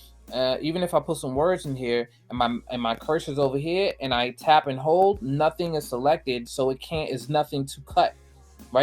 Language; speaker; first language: English; native; English